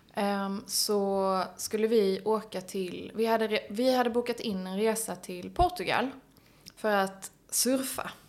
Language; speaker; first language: Swedish; native; Swedish